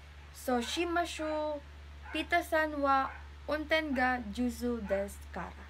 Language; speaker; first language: Japanese; non-native, learner; Filipino